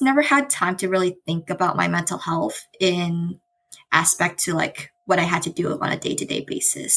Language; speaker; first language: English; native; English